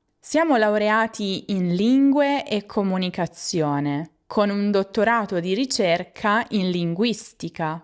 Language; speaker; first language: Italian; native; Italian